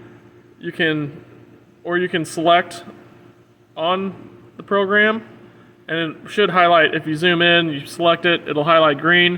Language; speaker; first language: English; native; English